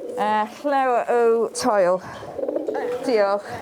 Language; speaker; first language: Welsh; non-native, local second language; English